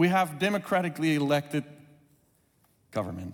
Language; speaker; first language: English; non-native, local second language; Afrikaans